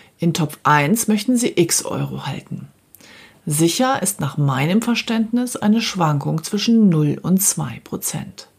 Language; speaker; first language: German; native; German